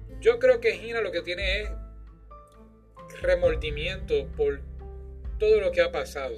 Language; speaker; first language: Spanish; native; Spanish